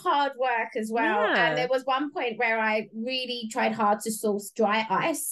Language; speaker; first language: English; native; English